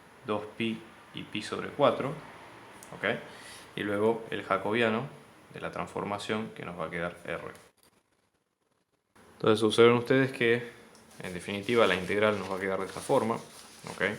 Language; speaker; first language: Spanish; native; Spanish